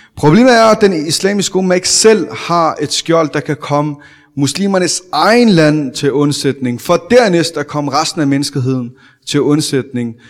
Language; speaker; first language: Danish; early bilingual, other home language; Arabic